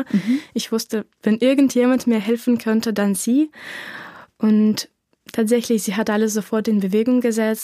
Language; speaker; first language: German; non-native, fluent; Ukrainian